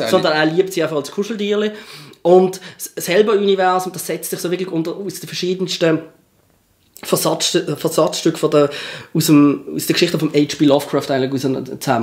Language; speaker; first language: German; native; German